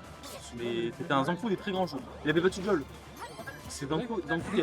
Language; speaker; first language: French; native; French